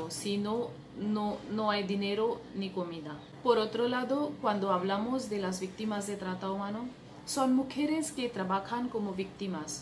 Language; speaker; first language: Spanish; non-native, fluent; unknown